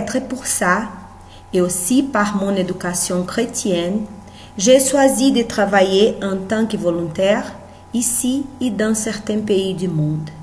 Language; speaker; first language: French; non-native, learner; Portuguese